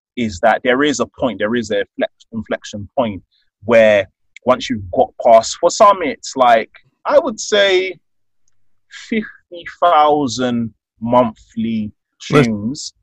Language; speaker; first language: English; native; English